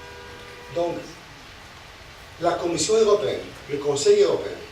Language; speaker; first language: French; non-native, fluent; Greek